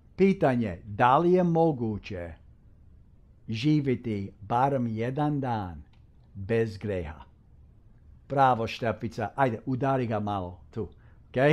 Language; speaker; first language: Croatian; early bilingual, heritage; Croatian